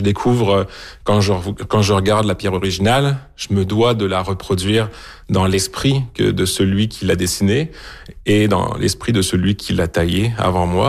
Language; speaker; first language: French; native; French